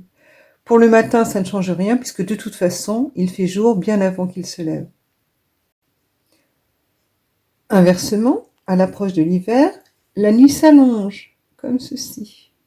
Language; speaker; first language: French; native; French